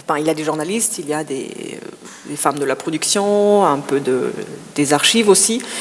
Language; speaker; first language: French; non-native, fluent; German